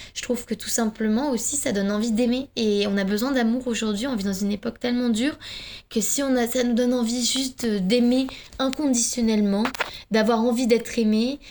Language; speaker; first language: French; early bilingual, other home language; Finnish